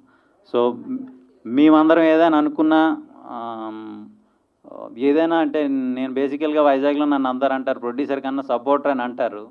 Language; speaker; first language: Telugu; native; Telugu